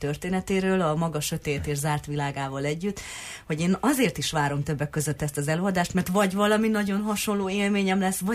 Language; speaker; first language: Hungarian; native; Hungarian